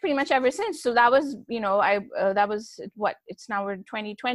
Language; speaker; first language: English; non-native, local second language; Urdu